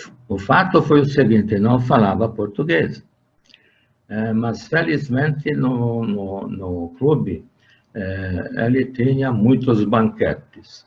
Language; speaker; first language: Portuguese; non-native, fluent; Hungarian